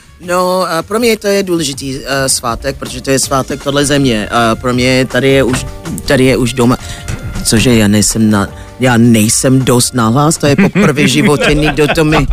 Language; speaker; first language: Czech; non-native, fluent; English